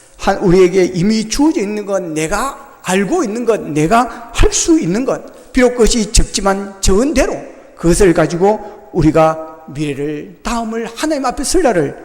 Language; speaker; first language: Korean; native; Korean